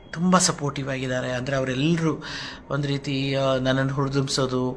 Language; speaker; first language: Kannada; non-native, local second language; Telugu